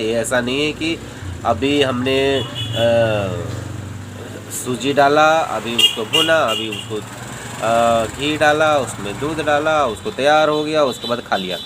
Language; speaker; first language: Hindi; native; Hindi